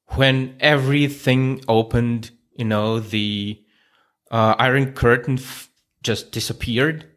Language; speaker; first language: English; non-native, fluent; Russian